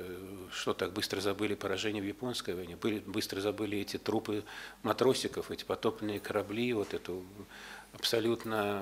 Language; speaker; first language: Russian; native; Russian